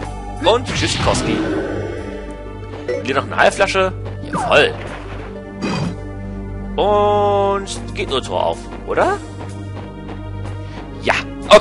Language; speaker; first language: German; native; German